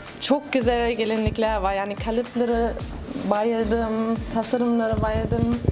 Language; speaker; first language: Turkish; non-native, fluent; German